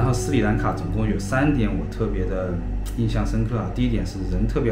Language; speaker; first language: Chinese; native; Chinese